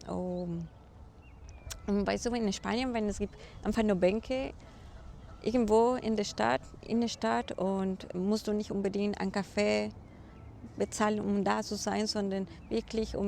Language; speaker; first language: German; non-native, fluent; Spanish